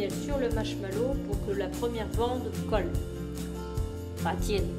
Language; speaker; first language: French; native; French